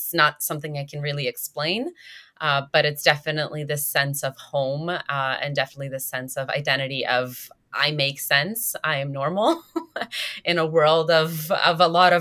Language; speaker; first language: English; native; English